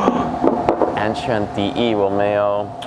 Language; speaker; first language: Chinese; non-native, fluent; English